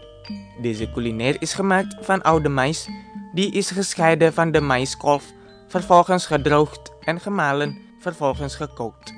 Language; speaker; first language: Dutch; non-native, fluent; Indonesian